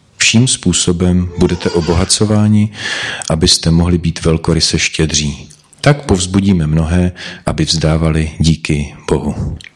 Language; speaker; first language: Czech; native; Czech